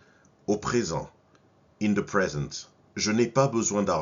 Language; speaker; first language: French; non-native, fluent; English